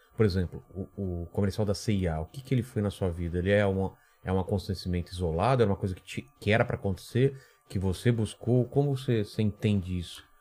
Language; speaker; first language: Portuguese; native; Portuguese